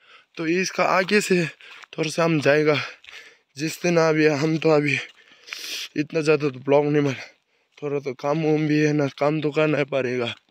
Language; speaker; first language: Hindi; non-native, local second language; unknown